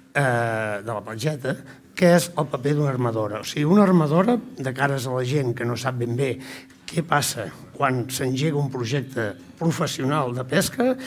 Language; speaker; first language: Catalan; native; Catalan